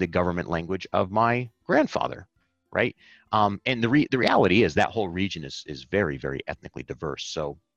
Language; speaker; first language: English; native; English